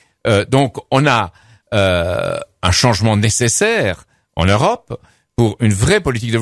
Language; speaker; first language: French; native; French